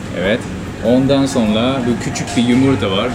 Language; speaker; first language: Turkish; non-native, fluent; Japanese